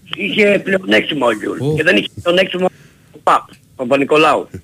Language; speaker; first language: Greek; native; Greek